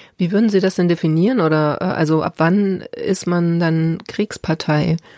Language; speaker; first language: German; native; German